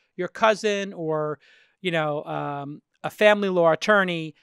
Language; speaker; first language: English; native; English